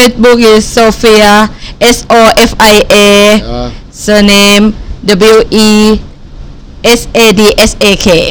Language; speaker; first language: English; non-native, learner; Thai